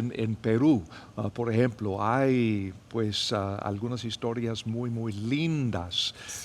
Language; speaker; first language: Spanish; non-native, fluent; English